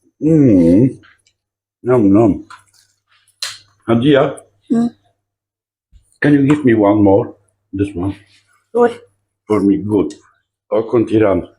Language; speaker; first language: English; non-native, learner; Polish